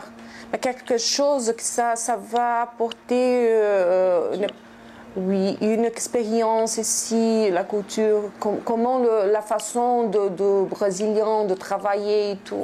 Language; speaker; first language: French; non-native, fluent; Portuguese